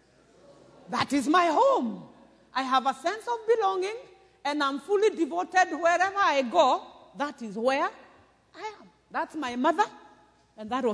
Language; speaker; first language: English; non-native, local second language; Kikuyu